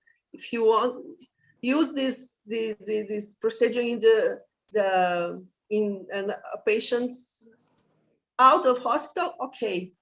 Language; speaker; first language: English; non-native, fluent; Portuguese